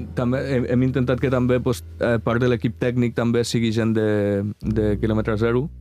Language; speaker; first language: Catalan; non-native, local second language; Spanish